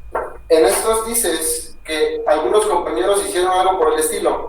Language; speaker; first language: Spanish; native; Spanish